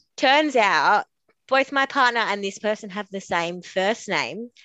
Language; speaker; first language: English; native; English